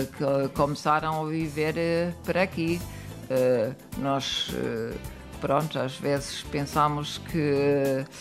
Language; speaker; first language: Portuguese; non-native, fluent; German